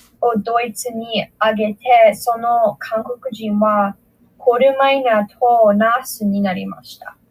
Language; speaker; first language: Japanese; non-native, learner; English